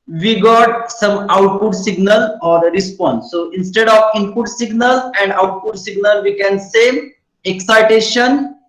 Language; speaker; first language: English; non-native, local second language; Marathi